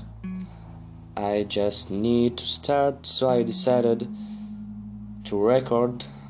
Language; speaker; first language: English; non-native, learner; Russian